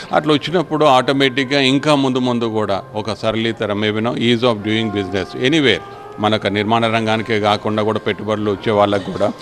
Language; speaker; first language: Telugu; native; Telugu